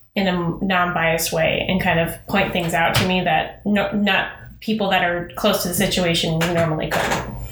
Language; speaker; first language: English; native; English